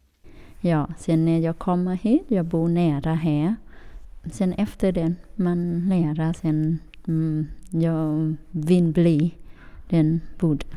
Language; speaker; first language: Swedish; non-native, learner; Vietnamese